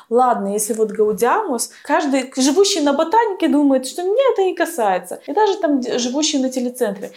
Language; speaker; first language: Russian; native; Russian